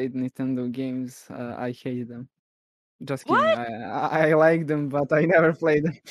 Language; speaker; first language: English; non-native, fluent; Serbian